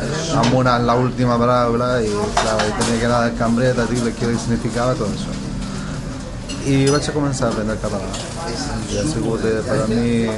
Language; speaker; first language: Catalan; non-native, learner; Spanish